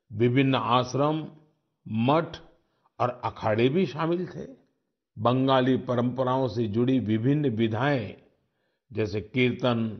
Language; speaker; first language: Hindi; non-native, local second language; Gujarati